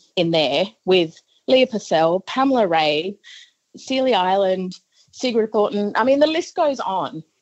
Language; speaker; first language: English; native; English